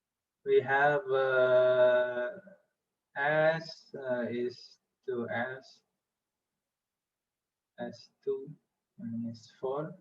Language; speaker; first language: English; non-native, fluent; Indonesian